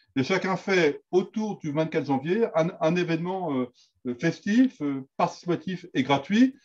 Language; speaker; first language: French; native; French